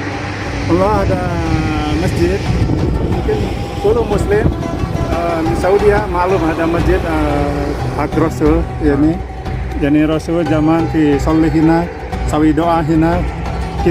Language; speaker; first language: Arabic; non-native, learner; Indonesian